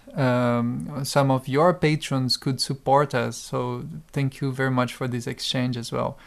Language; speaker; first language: English; non-native, fluent; Portuguese